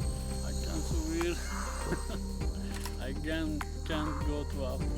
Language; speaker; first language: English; non-native, learner; Persian